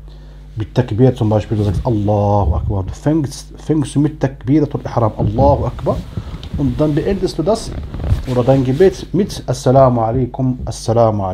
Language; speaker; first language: German; non-native, fluent; Arabic